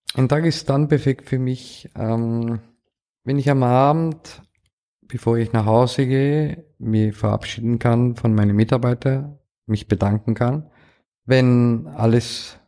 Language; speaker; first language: German; non-native, fluent; Romanian